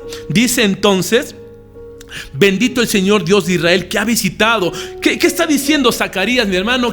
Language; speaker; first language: Spanish; native; Spanish